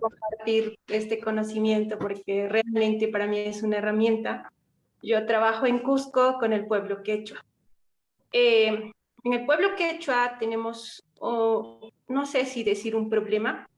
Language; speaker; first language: Spanish; non-native, local second language; Quechua